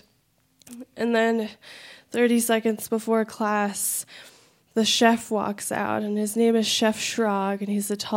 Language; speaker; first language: English; native; English